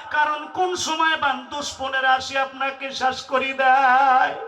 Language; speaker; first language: Bangla; non-native, local second language; Assamese